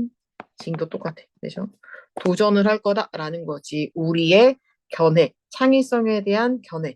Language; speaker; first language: Korean; native; Korean